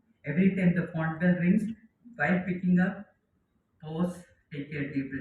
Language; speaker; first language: English; non-native, local second language; Malayalam